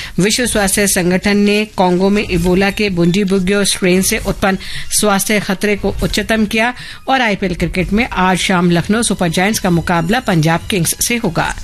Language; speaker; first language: Hindi; native; Hindi